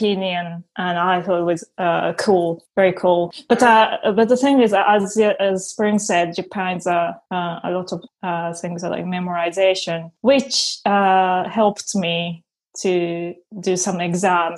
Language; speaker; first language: English; non-native, fluent; Japanese